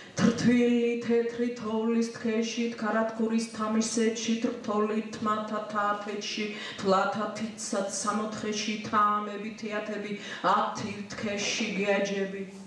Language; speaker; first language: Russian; non-native, local second language; Georgian